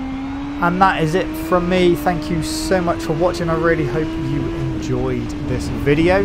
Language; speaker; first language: English; native; English